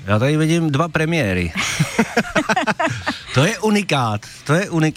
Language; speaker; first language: Czech; native; Czech